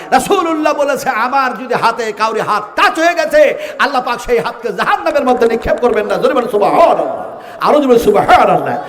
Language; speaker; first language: Bangla; non-native, local second language; Urdu